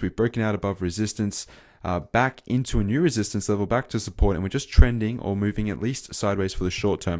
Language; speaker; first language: English; native; English